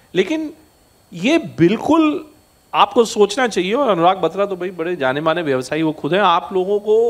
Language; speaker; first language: Hindi; native; Hindi